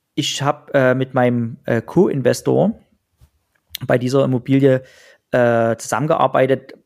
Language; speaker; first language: German; native; German